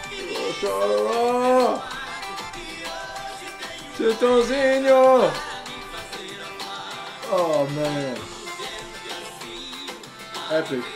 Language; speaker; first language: Portuguese; non-native, fluent; English